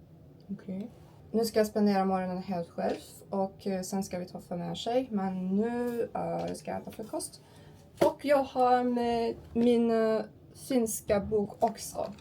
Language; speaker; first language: Swedish; non-native, learner; Turkish